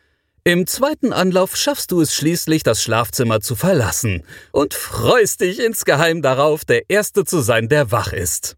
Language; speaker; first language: German; native; German